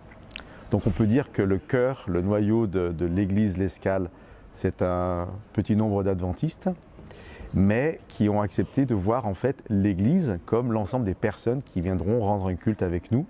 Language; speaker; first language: French; native; French